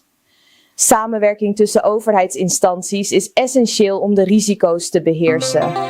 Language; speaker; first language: Dutch; native; Dutch